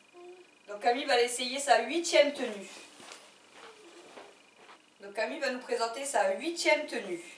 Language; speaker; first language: French; native; French